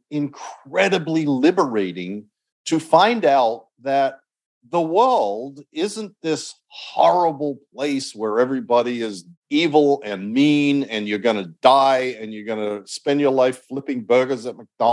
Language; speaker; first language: English; native; English